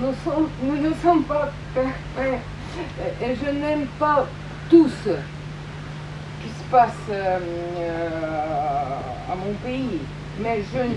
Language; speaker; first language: French; non-native, fluent; Russian